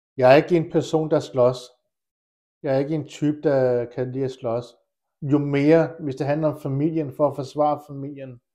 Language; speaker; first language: Danish; early bilingual, other home language; Kurdish